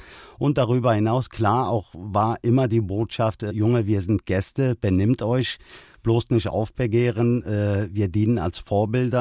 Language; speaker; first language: German; early bilingual, other home language; Turkish